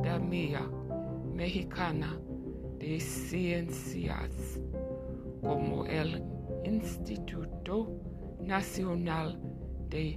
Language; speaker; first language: Spanish; non-native, learner; English